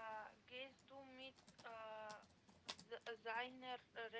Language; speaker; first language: German; non-native, learner; Macedonian